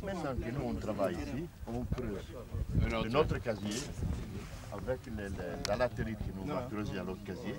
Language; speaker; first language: French; non-native, fluent; Italian